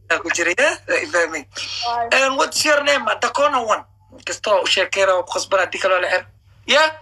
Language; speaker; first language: English; non-native, learner; Somali